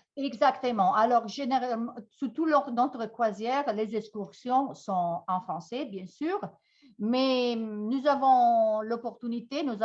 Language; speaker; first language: French; non-native, fluent; Italian